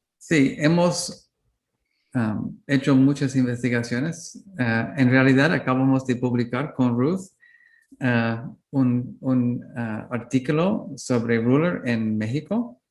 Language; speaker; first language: Spanish; non-native, learner; English